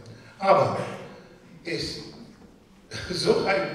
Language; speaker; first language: German; non-native, fluent; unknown